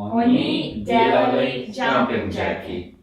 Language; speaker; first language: Czech; non-native, learner; English